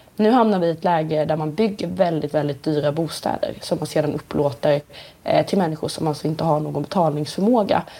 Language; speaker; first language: Swedish; native; Swedish